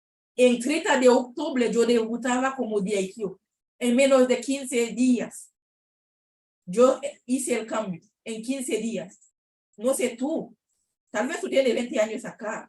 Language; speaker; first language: Spanish; non-native, learner; Haitian Creole